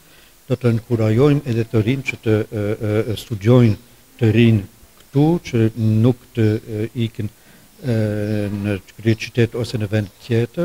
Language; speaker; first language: Albanian; non-native, fluent; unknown